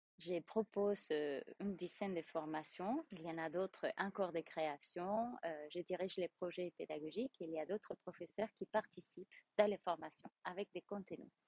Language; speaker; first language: French; non-native, fluent; Spanish